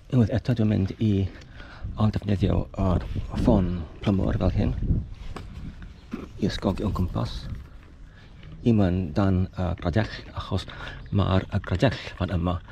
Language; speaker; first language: Welsh; non-native, learner; English